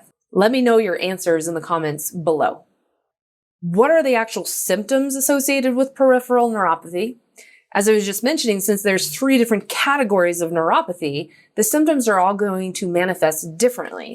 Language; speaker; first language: English; native; English